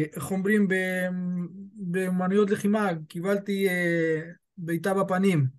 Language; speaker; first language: Hebrew; early bilingual, other home language; Spanish